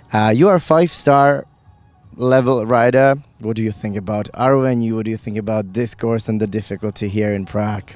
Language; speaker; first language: English; non-native, fluent; Czech